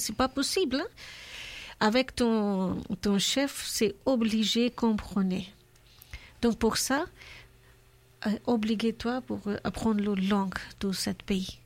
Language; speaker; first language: French; non-native, learner; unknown